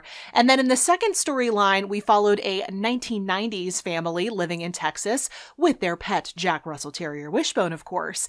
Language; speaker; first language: English; native; English